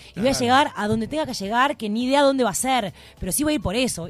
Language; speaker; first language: Spanish; native; Spanish